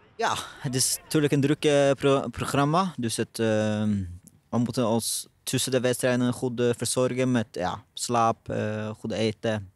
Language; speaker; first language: Dutch; non-native, fluent; Norwegian